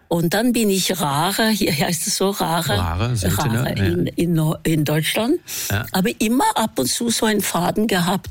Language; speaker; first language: German; non-native, fluent; Norwegian